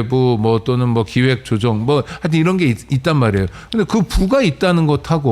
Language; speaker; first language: Korean; native; Korean